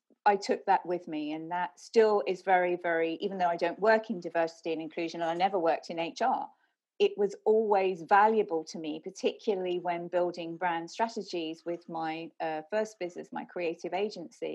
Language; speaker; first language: English; native; English